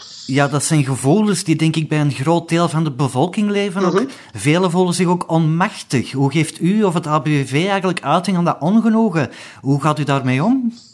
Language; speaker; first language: Dutch; native; Dutch